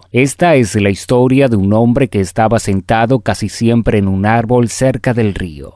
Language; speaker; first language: Spanish; native; Spanish